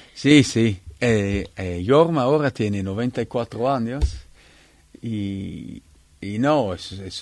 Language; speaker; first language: Spanish; non-native, fluent; Italian